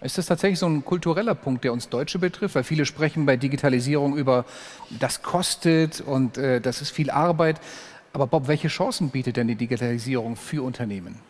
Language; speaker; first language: German; native; German